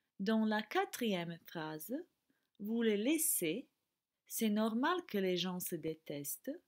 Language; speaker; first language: French; non-native, fluent; Croatian